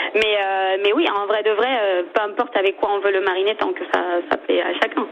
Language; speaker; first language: French; non-native, fluent; Spanish